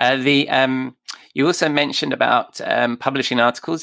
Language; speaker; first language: English; native; English